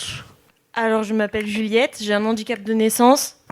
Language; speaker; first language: French; native; French